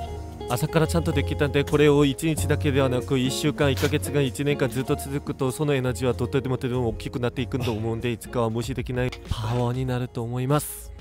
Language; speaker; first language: Japanese; non-native, fluent; Korean